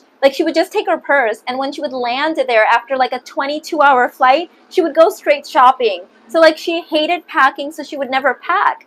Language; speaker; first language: English; early bilingual, other home language; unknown